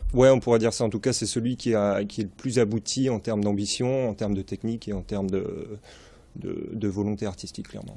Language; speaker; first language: French; native; French